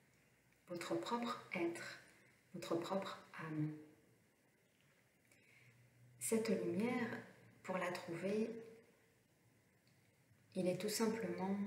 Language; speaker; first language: French; native; French